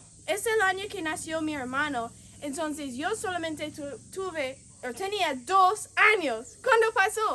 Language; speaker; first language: Spanish; non-native, fluent; English